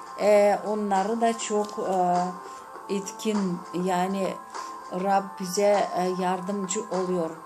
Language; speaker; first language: Turkish; non-native, fluent; Gagauz